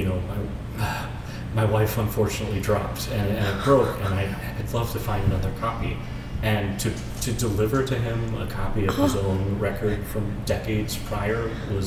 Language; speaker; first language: English; native; English